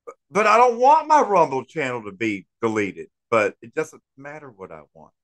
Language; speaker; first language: English; native; English